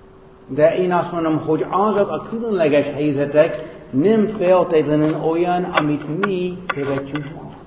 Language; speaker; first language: Hungarian; non-native, fluent; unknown